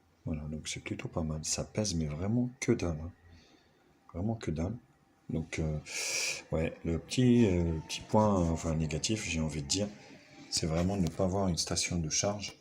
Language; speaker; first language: French; native; French